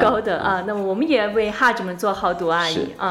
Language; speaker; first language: Chinese; native; Chinese